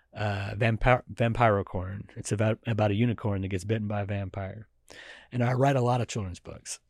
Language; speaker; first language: English; native; English